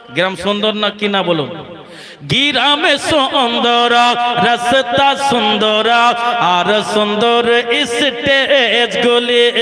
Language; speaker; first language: Bangla; non-native, fluent; Urdu